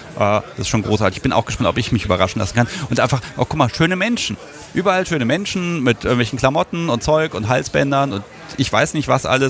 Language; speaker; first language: German; native; German